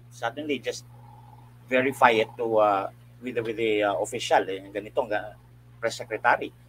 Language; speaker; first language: English; non-native, local second language; Filipino